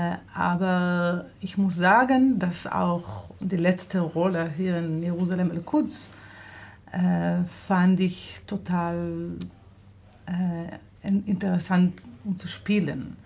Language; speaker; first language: German; non-native, fluent; Hebrew